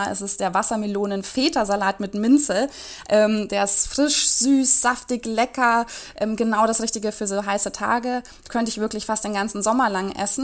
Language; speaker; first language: German; native; German